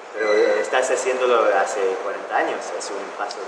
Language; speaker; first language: Spanish; non-native, fluent; English